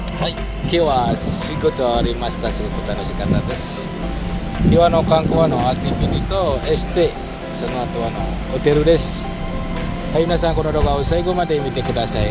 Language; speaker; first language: Japanese; non-native, learner; Indonesian